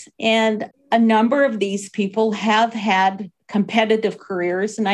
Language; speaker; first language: English; native; English